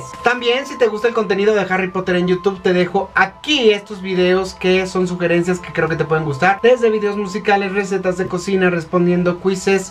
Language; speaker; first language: Spanish; native; Spanish